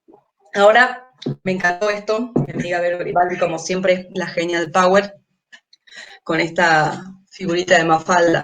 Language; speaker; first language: Spanish; native; Spanish